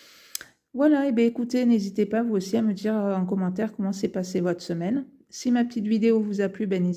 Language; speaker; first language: French; native; French